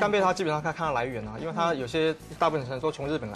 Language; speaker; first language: Chinese; native; Chinese